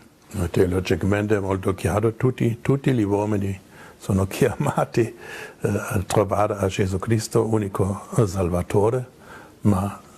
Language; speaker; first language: Italian; non-native, fluent; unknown